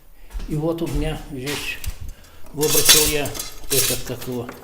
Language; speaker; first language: Russian; native; Russian